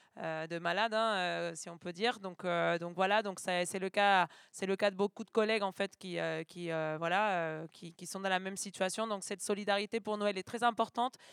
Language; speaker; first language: French; non-native, fluent; Spanish